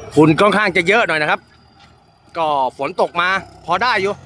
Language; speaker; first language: Thai; native; Thai